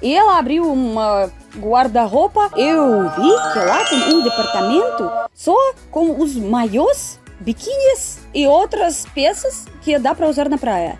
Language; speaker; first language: Portuguese; non-native, fluent; Russian